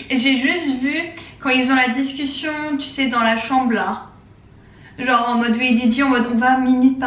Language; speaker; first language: French; native; French